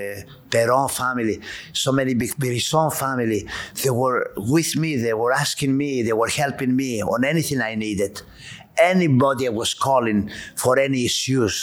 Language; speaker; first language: English; non-native, fluent; Greek